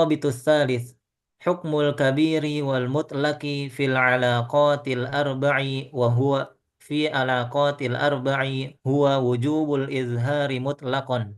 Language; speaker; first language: Arabic; non-native, learner; Indonesian